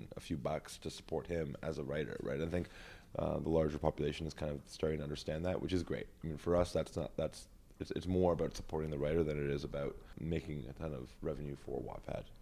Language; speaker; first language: English; native; English